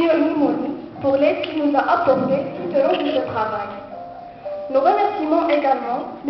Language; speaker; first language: French; non-native, local second language; Arabic